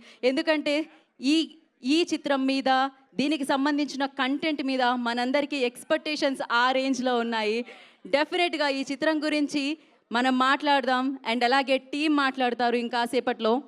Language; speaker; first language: Telugu; native; Telugu